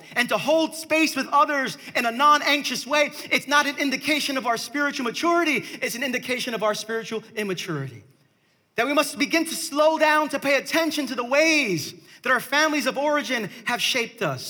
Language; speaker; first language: English; native; English